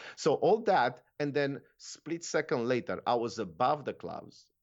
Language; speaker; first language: English; non-native, fluent; Romanian